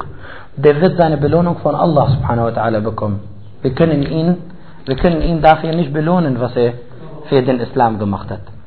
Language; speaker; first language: German; non-native, fluent; Arabic